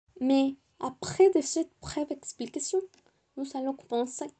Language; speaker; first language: French; non-native, learner; Spanish